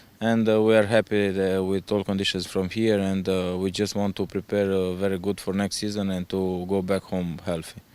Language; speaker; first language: English; non-native, fluent; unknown